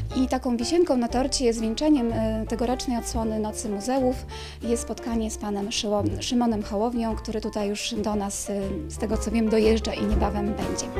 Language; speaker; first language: Polish; native; Polish